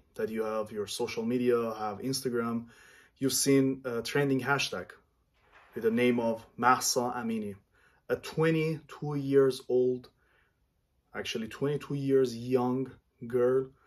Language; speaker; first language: English; non-native, fluent; Armenian